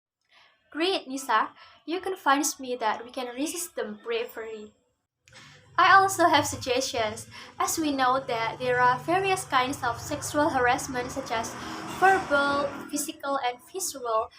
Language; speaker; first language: English; non-native, learner; Indonesian